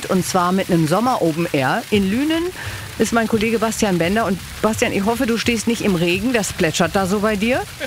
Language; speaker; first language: German; native; German